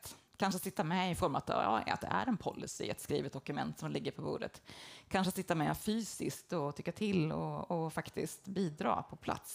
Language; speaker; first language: Swedish; native; Swedish